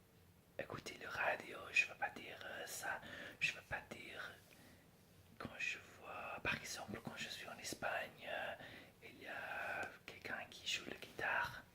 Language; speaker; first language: French; non-native, fluent; English